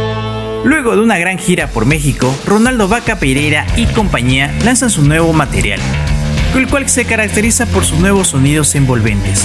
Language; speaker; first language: Spanish; native; Spanish